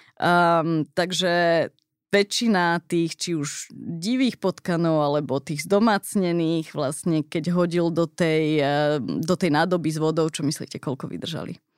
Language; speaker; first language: Slovak; early bilingual, heritage; Slovak